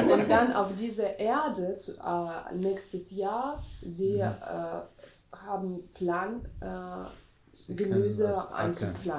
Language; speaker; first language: German; non-native, fluent; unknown